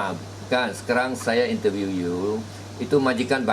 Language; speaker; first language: Malay; native; Malay